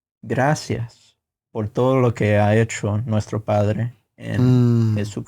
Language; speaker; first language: Spanish; non-native, fluent; English